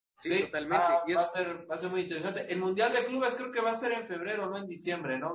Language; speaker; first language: Spanish; native; Spanish